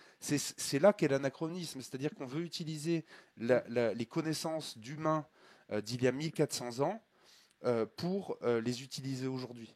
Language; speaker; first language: French; native; French